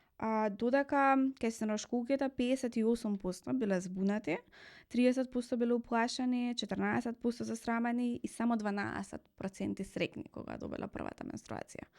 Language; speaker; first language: Macedonian; native; Macedonian